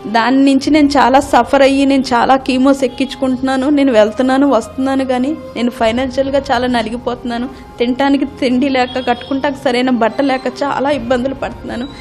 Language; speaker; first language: Telugu; native; Telugu